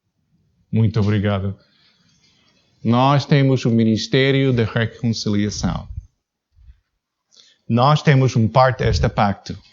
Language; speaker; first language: Portuguese; non-native, learner; English